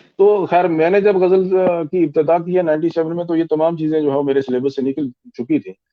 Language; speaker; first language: Urdu; non-native, local second language; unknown